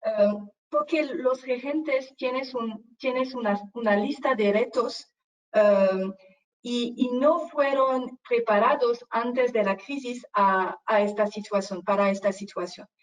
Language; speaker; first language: Spanish; non-native, fluent; French